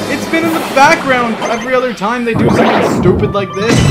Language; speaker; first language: English; native; English